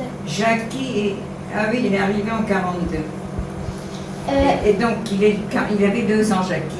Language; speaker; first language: French; native; French